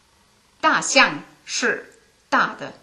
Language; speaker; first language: Chinese; non-native, learner; German